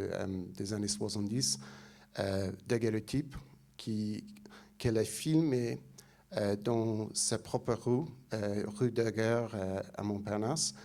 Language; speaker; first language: French; non-native, fluent; English